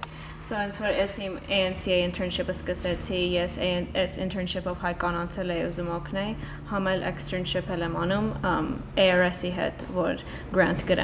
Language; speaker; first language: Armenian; early bilingual, heritage; Armenian